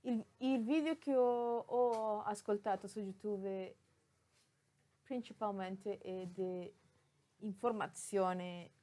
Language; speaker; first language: Italian; non-native, learner; Spanish